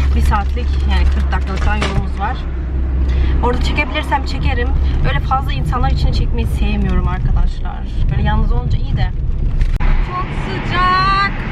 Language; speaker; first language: Turkish; early bilingual, heritage; Turkish